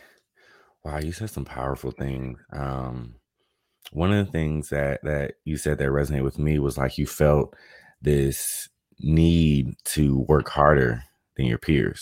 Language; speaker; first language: English; native; English